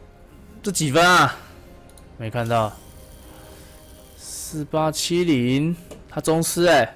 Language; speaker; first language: Chinese; native; Chinese